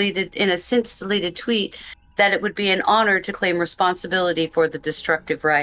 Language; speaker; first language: English; native; English